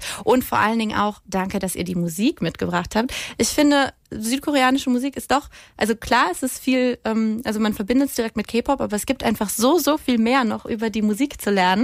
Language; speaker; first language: German; native; German